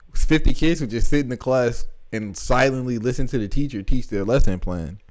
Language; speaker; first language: English; native; English